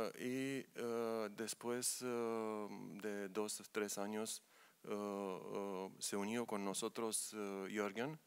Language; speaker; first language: Spanish; non-native, learner; Romanian